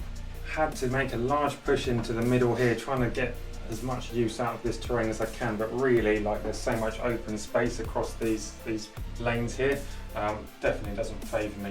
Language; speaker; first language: English; native; English